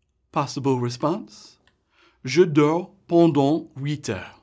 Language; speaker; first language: French; non-native, fluent; English